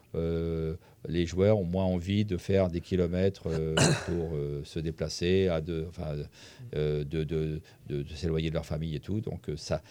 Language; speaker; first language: French; native; French